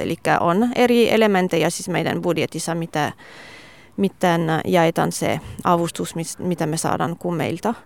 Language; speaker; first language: Finnish; non-native, fluent; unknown